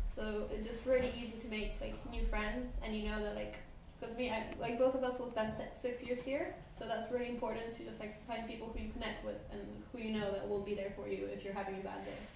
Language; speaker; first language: English; non-native, fluent; Polish